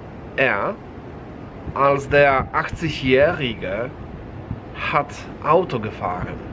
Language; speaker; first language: German; non-native, fluent; Polish